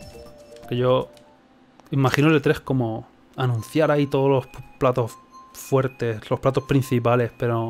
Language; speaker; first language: Spanish; native; Spanish